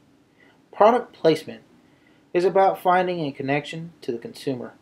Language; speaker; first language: English; native; English